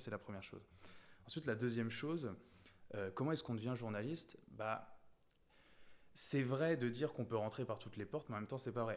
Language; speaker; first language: French; native; French